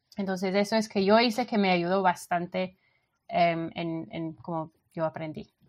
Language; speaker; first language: Spanish; non-native, fluent; English